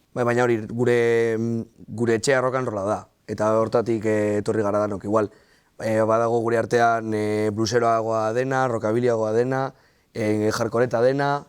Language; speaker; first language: Basque; non-native, local second language; Spanish